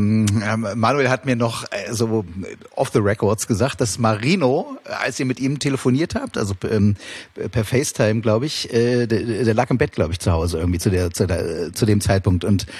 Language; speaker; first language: German; native; German